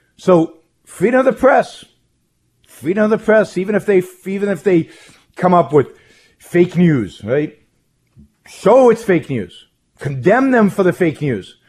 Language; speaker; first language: English; non-native, fluent; Hebrew